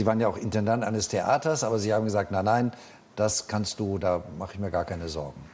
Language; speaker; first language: German; native; German